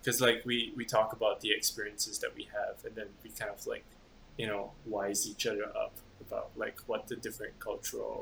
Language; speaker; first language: English; native; English